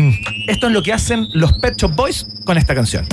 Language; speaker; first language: Spanish; native; Spanish